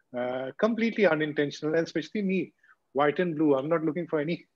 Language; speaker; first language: English; non-native, local second language; Bangla